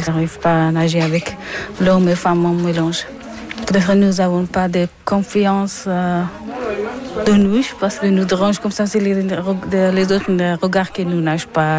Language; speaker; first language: French; non-native, learner; Persian